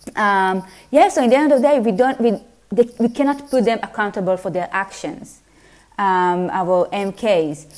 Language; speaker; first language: English; non-native, fluent; Hebrew